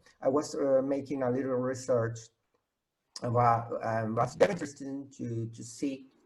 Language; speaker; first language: English; non-native, fluent; Spanish